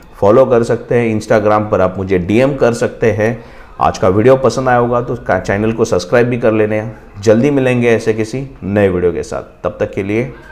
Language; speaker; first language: Hindi; non-native, local second language; Marathi